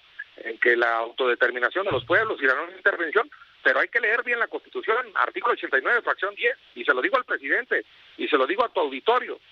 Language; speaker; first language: Spanish; native; Spanish